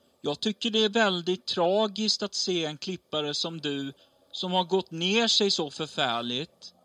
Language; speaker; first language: Swedish; native; Swedish